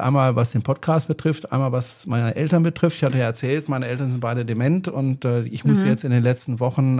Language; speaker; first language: German; native; German